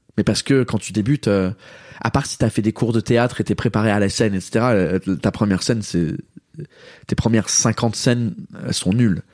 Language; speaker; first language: French; early bilingual, heritage; English